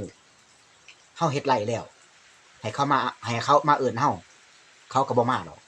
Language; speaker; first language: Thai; non-native, local second language; Lao